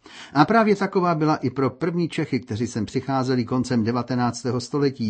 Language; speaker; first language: Czech; native; Czech